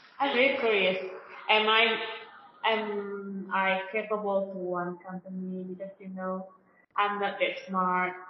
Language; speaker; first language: English; non-native, learner; Indonesian